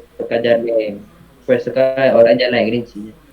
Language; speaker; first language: Spanish; native; Spanish